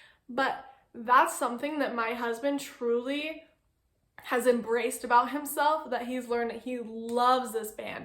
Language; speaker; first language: English; native; English